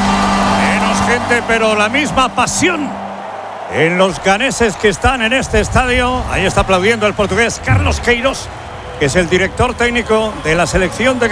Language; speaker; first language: Spanish; native; Spanish